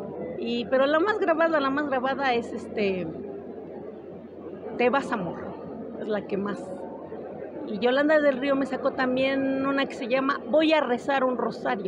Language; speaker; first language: Spanish; native; Spanish